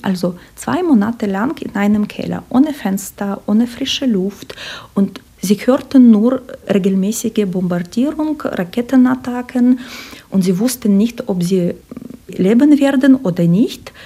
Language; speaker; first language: German; non-native, fluent; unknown